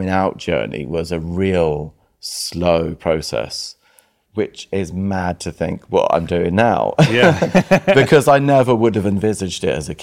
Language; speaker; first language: English; native; English